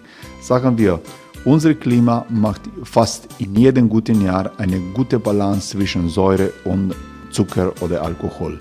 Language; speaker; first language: German; non-native, fluent; Croatian